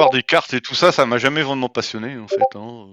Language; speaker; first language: French; native; French